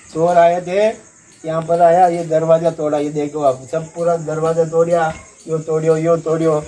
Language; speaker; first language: Hindi; native; Hindi